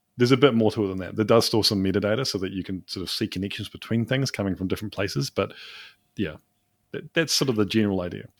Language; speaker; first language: English; native; English